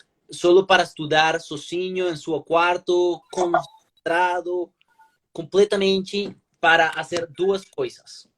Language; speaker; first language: Portuguese; non-native, learner; Spanish